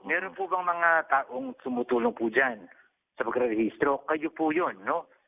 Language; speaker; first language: Filipino; native; Filipino